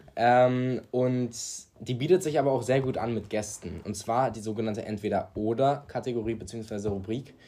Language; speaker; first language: German; early bilingual, other home language; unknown